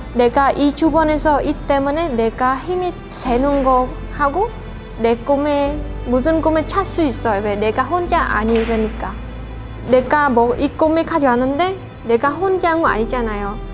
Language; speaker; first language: Korean; non-native, learner; Khmer